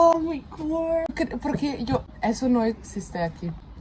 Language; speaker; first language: Spanish; non-native, fluent; German